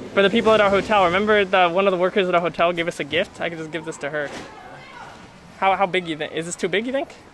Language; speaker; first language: English; native; English